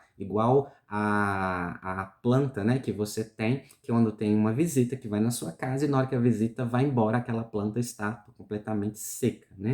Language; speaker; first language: Portuguese; native; Portuguese